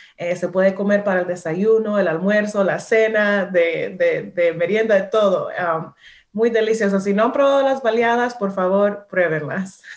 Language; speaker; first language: Spanish; early bilingual, heritage; Spanish